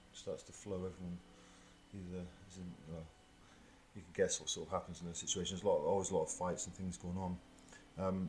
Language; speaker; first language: English; native; English